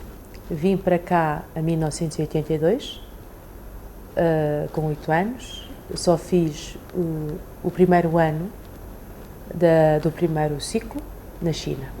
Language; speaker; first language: Portuguese; early bilingual, other home language; Chinese